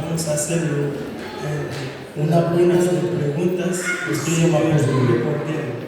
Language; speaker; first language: Spanish; non-native, fluent; Haitian Creole